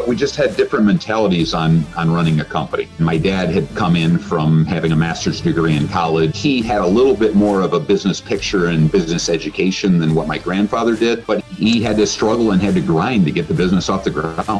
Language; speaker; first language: English; native; English